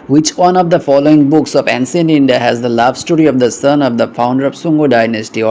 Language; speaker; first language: English; non-native, local second language; Bangla